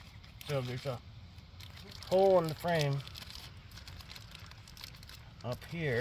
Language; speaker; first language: English; native; English